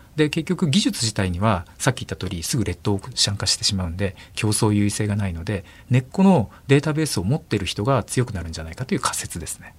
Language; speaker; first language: Japanese; native; Japanese